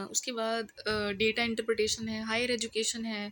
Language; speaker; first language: Hindi; non-native, local second language; Punjabi